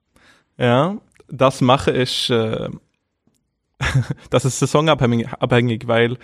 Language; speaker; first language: German; non-native, fluent; Norwegian